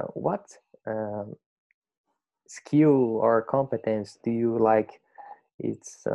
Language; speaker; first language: English; non-native, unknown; Portuguese